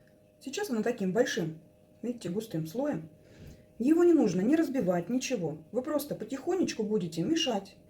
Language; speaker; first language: Russian; native; Russian